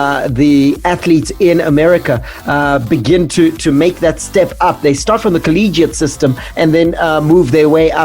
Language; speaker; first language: English; native; English